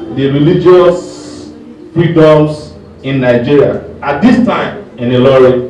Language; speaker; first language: English; non-native, local second language; Yoruba